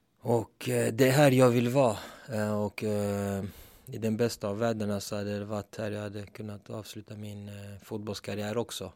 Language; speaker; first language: Swedish; early bilingual, other home language; Turkish